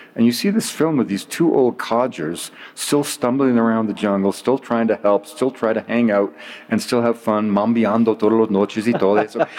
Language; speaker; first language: English; native; English